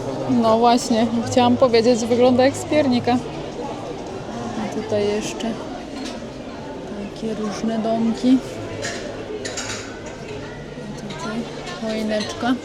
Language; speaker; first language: Polish; native; Polish